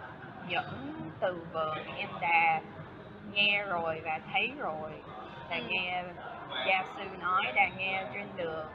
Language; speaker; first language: Vietnamese; non-native, fluent; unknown